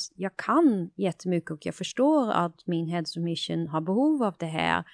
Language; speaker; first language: Swedish; non-native, fluent; Dutch